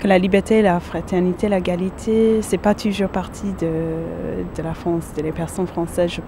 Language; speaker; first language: French; non-native, fluent; English